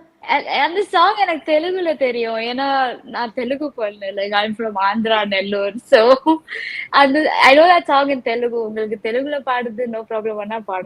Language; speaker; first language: Tamil; non-native, local second language; Telugu